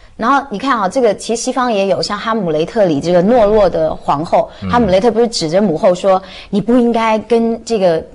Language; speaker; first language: Chinese; native; Chinese